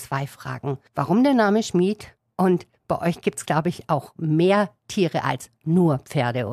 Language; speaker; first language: German; native; German